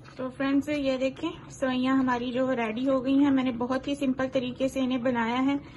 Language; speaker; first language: Urdu; non-native, local second language; Punjabi